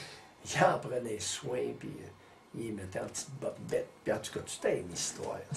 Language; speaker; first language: French; native; French